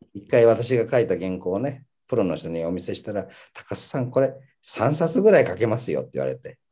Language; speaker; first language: Japanese; early bilingual, heritage; Japanese